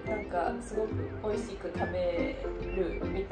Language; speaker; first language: Japanese; non-native, fluent; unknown